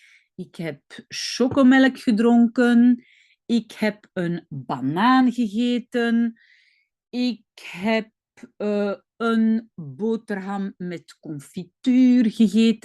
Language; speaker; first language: Dutch; non-native, fluent; French